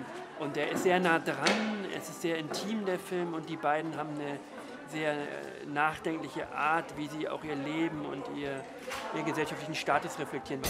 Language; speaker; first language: German; native; German